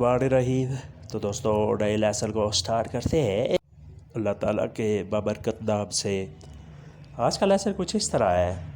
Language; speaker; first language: Hindi; non-native, local second language; Punjabi